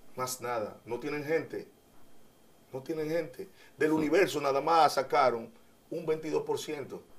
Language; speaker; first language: Spanish; native; Spanish